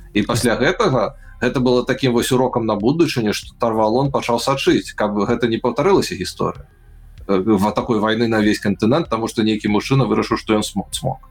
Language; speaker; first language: Belarusian; native; Belarusian